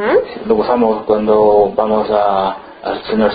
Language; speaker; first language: Spanish; non-native, learner; Chinese